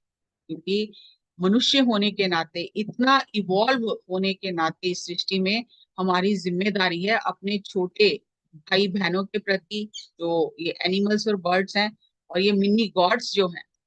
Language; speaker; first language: Hindi; native; Hindi